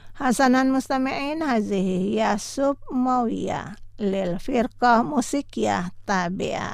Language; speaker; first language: Arabic; non-native, fluent; Indonesian